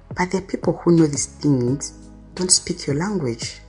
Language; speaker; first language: English; non-native, local second language; Ganda